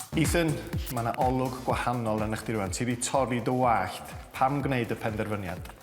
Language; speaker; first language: Welsh; native; Welsh